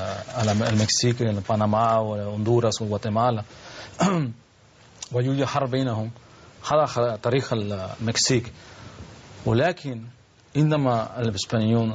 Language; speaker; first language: Arabic; non-native, learner; Spanish